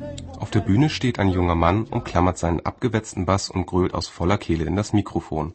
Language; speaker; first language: German; native; German